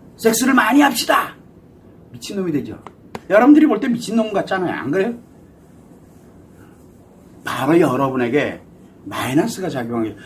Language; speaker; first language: Korean; native; Korean